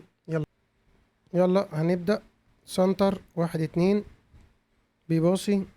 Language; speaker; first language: Arabic; native; Arabic